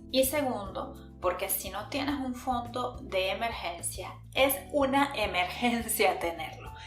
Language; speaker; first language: Spanish; native; Spanish